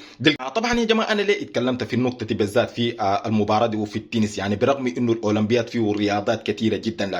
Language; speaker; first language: Arabic; native; Arabic